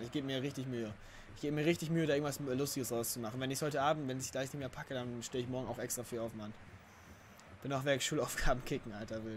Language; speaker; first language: German; native; German